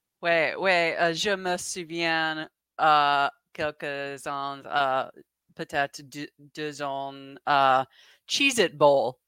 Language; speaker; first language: French; non-native, learner; English